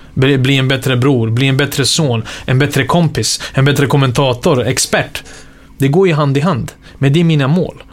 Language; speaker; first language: Swedish; early bilingual, other home language; Serbian